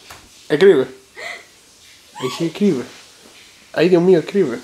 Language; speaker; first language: Spanish; native; Spanish